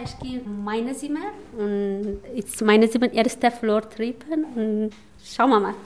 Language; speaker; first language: German; non-native, learner; Amharic